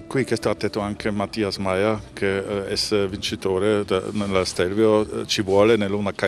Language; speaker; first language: Italian; non-native, fluent; German